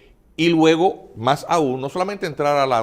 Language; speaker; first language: Spanish; native; Spanish